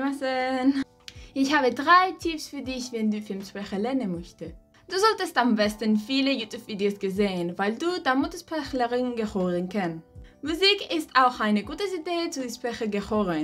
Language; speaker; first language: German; non-native, learner; Catalan